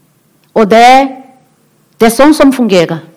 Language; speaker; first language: Norwegian; non-native, learner; Portuguese